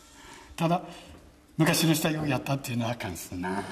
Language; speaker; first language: Japanese; native; Japanese